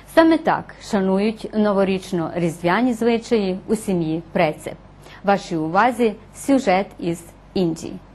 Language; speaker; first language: Ukrainian; early bilingual, heritage; Ukrainian